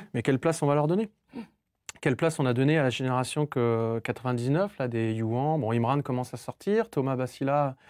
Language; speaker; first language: French; native; French